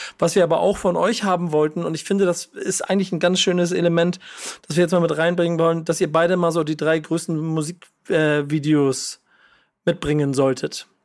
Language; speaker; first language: German; native; German